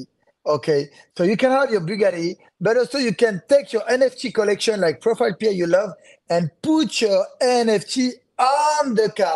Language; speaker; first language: English; non-native, fluent; French